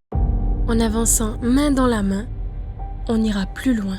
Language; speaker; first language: French; native; French